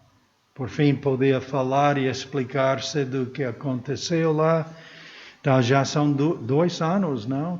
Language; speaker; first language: Portuguese; non-native, fluent; English